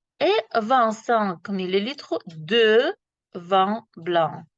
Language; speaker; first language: French; non-native, fluent; Ukrainian